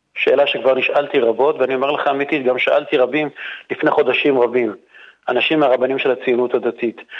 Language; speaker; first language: Hebrew; native; Hebrew